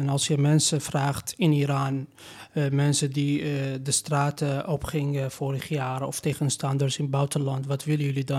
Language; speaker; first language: Dutch; non-native, fluent; Persian